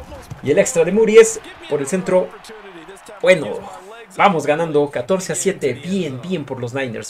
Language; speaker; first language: Spanish; native; Spanish